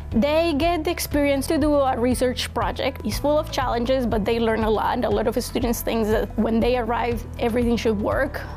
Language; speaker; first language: English; non-native, fluent; Spanish